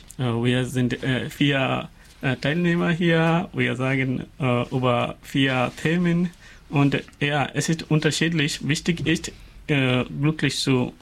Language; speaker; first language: German; non-native, learner; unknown